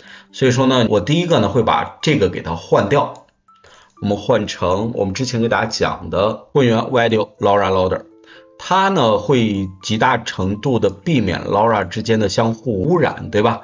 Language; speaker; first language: Chinese; native; Chinese